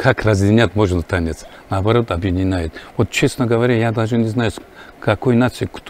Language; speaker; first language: Russian; non-native, local second language; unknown